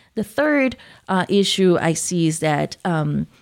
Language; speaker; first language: English; non-native, fluent; Portuguese